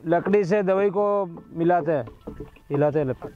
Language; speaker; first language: Hindi; native; Hindi